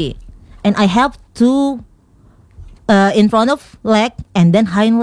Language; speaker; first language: English; non-native, learner; Indonesian